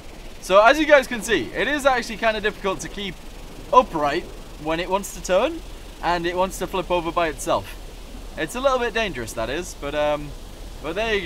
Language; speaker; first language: English; native; English